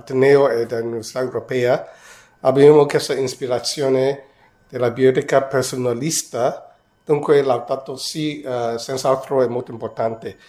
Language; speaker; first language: Italian; non-native, fluent; Cantonese